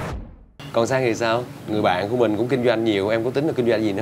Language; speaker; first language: Vietnamese; native; Vietnamese